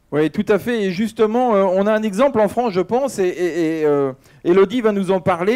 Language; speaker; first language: French; native; French